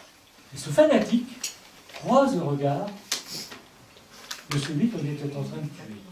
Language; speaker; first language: French; native; French